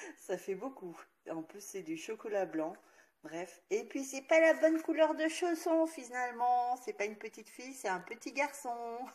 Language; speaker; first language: French; native; French